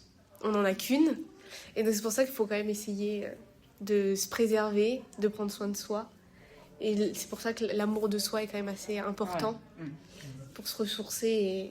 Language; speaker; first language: French; native; French